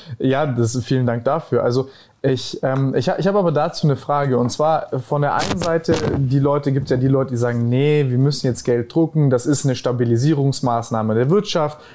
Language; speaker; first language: German; native; German